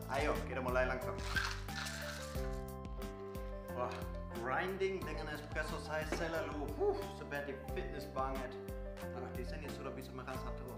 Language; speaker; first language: Indonesian; non-native, fluent; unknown